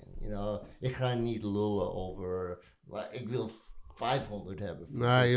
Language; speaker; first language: Dutch; non-native, learner; English